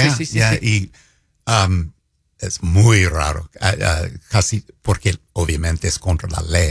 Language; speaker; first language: Spanish; non-native, fluent; English